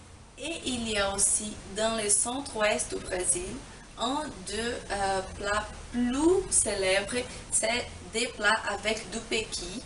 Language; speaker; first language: French; non-native, fluent; Portuguese